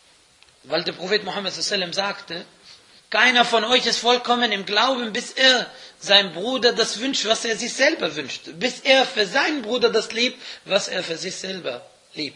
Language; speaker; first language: German; non-native, fluent; Arabic